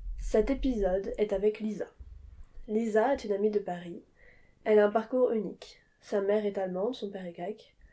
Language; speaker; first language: French; native; French